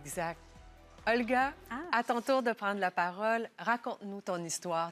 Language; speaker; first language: French; native; French